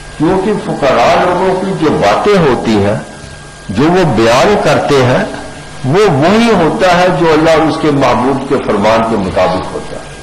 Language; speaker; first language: Urdu; non-native, local second language; Punjabi